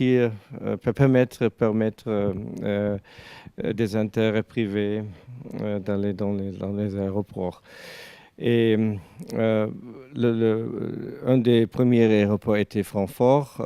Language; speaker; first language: French; non-native, learner; German